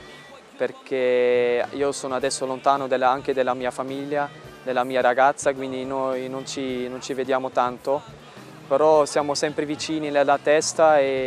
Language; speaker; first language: Italian; non-native, fluent; German